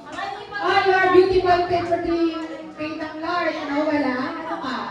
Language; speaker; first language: Filipino; native; Filipino